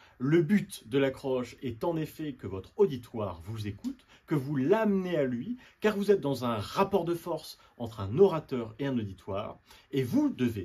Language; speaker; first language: French; native; French